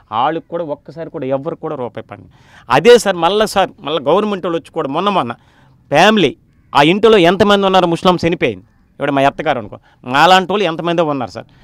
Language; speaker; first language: Telugu; native; Telugu